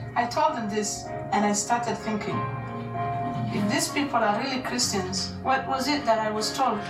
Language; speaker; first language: English; non-native, fluent; Somali